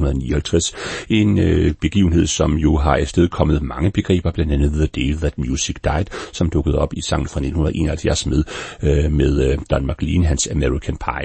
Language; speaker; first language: Danish; native; Danish